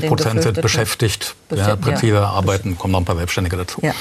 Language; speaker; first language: German; native; German